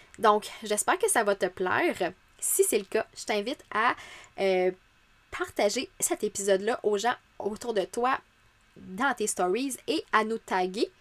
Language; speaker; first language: French; native; French